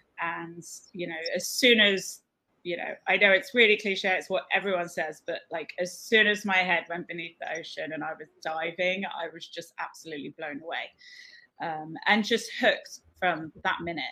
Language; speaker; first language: English; native; English